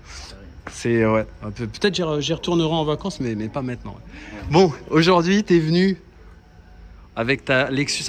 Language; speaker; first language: French; native; French